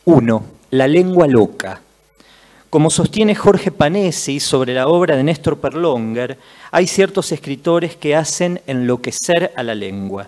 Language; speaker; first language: Spanish; native; Spanish